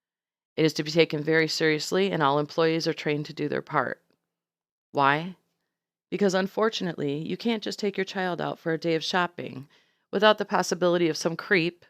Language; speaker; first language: English; native; English